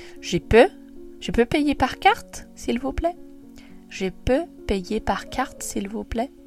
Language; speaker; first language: French; non-native, fluent; Portuguese